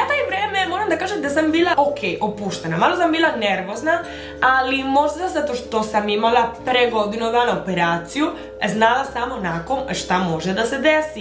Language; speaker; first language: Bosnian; early bilingual, heritage; Spanish